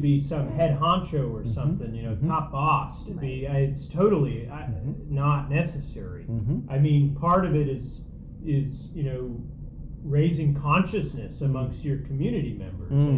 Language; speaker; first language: English; native; English